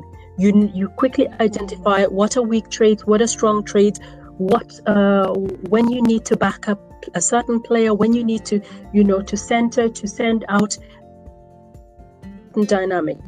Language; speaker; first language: English; non-native, local second language; Acoli